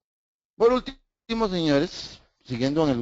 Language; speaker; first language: Spanish; native; Spanish